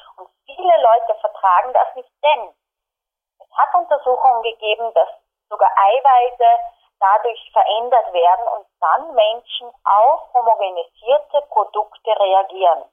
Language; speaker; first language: German; native; German